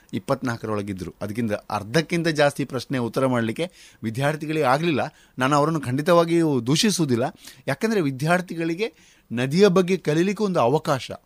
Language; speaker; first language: Kannada; non-native, local second language; Konkani